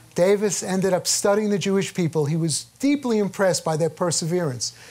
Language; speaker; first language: English; native; English